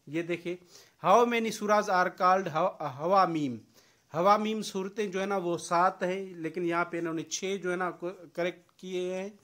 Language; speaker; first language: Urdu; non-native, local second language; Sindhi